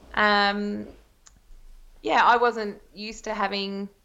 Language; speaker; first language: English; native; English